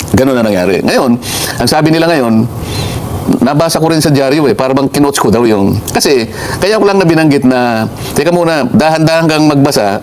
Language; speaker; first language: Filipino; non-native, local second language; Masbatenyo